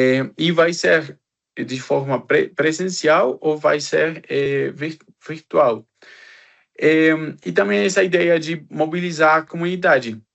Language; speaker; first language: Portuguese; non-native, fluent; Spanish